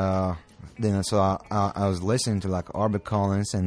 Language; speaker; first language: English; non-native, fluent; Hungarian